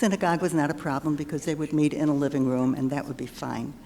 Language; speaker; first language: English; early bilingual, other home language; German